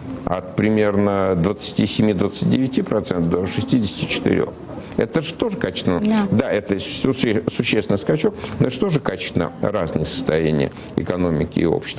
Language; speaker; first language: Russian; native; Russian